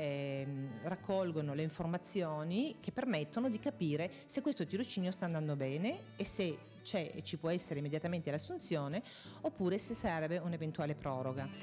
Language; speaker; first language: Italian; native; Italian